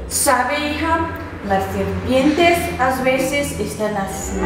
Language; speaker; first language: Spanish; non-native, learner; Portuguese